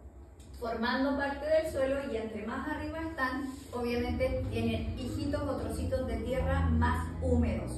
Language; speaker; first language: Spanish; native; Spanish